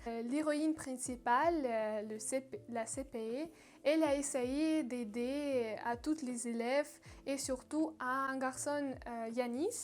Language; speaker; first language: French; non-native, learner; Russian